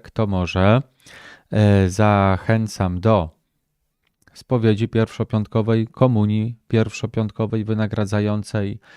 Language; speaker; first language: Polish; native; Polish